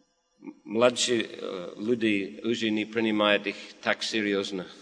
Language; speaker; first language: Russian; non-native, learner; English